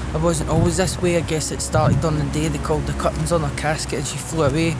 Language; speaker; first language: English; native; English